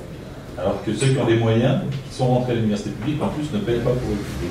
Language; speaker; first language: French; native; French